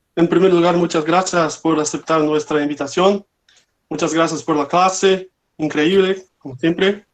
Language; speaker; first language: Spanish; non-native, fluent; Portuguese